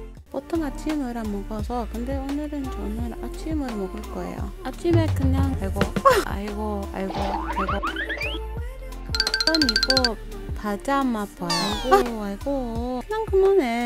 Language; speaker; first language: Korean; non-native, learner; English